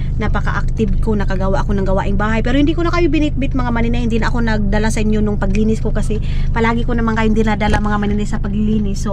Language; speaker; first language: Filipino; non-native, local second language; Cebuano